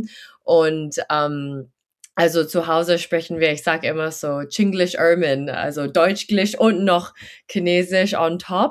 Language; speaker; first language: German; early bilingual, heritage; German